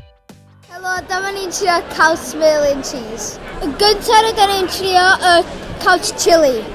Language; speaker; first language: Welsh; non-native, local second language; English